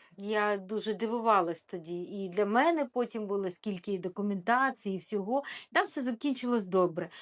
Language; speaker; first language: Ukrainian; non-native, local second language; Russian